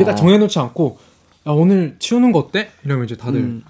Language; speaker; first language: Korean; native; Korean